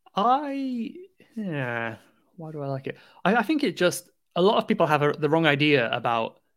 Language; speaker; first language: English; native; English